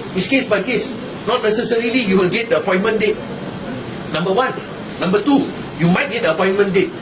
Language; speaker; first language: English; non-native, local second language; Malay